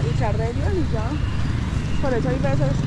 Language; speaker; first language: Spanish; native; Spanish